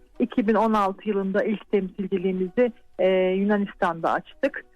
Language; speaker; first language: Turkish; native; Turkish